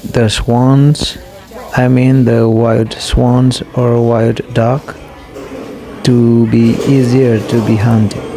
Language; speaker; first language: English; non-native, fluent; Indonesian